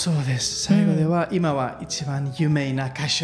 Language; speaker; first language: Japanese; non-native, learner; Spanish